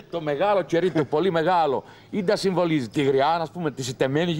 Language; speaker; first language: Greek; native; Greek